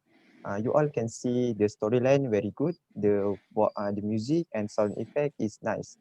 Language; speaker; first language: English; non-native, learner; Malay